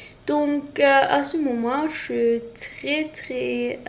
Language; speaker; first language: French; non-native, learner; Norwegian